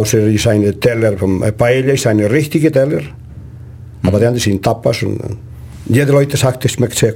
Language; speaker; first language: German; non-native, learner; Spanish